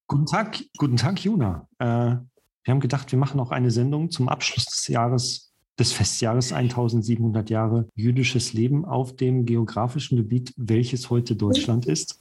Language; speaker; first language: German; native; German